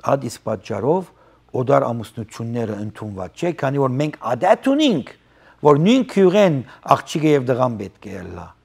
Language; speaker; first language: Armenian; early bilingual, heritage; Armenian